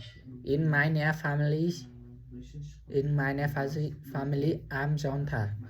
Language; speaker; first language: German; non-native, learner; Vietnamese